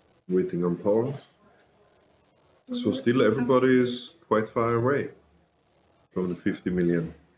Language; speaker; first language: English; non-native, fluent; German